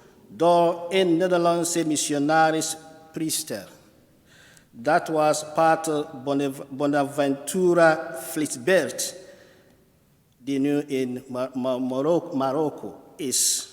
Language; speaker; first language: Dutch; non-native, fluent; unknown